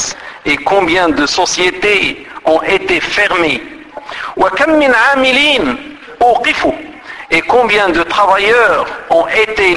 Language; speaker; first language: French; non-native, local second language; Arabic